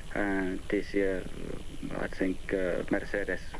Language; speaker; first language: English; non-native, fluent; Finnish